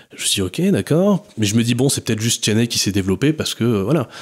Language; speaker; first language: French; native; French